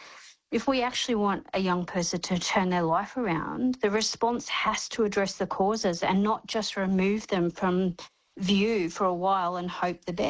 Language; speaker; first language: English; native; English